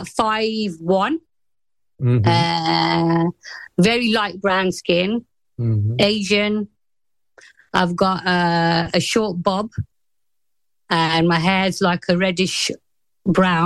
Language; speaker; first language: English; native; English